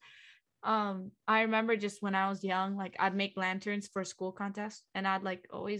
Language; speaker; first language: English; non-native, fluent; Vietnamese